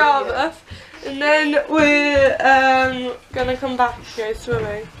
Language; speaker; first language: English; native; English